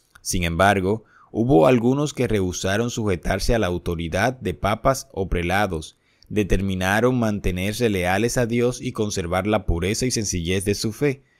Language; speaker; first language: Spanish; native; Spanish